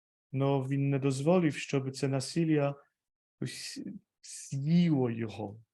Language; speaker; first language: Ukrainian; non-native, fluent; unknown